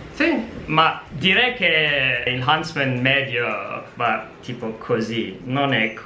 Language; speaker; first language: Italian; non-native, fluent; English